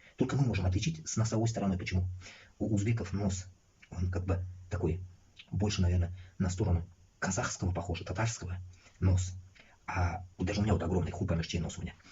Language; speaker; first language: Russian; non-native, local second language; Uzbek